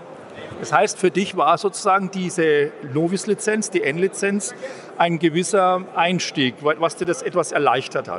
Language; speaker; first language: German; native; German